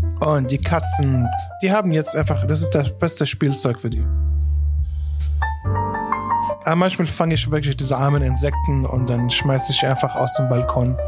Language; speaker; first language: German; non-native, fluent; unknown